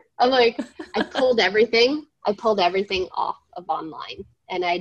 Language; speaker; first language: English; native; English